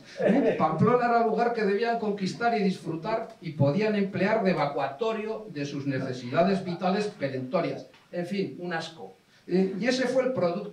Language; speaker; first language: Spanish; native; Spanish